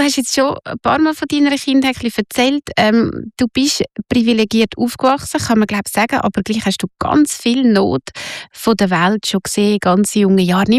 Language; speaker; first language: German; native; German